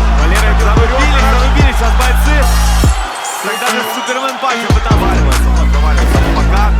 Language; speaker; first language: Russian; native; Russian